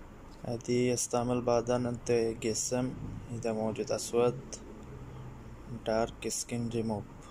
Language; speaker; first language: Arabic; non-native, learner; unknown